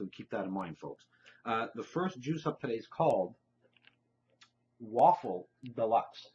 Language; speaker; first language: English; native; English